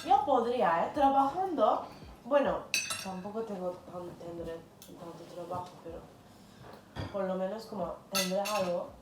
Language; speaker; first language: Spanish; non-native, fluent; Turkish